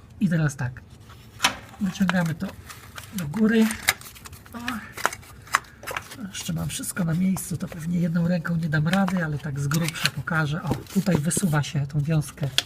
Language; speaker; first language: Polish; native; Polish